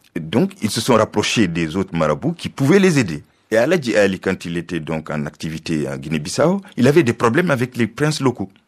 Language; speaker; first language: French; non-native, local second language; Fula